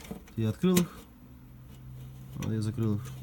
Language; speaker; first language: Russian; native; Russian